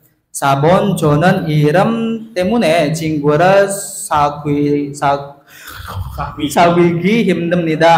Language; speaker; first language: Korean; non-native, fluent; Indonesian